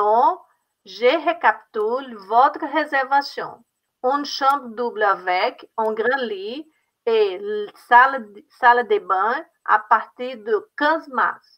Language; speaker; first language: French; non-native, learner; Portuguese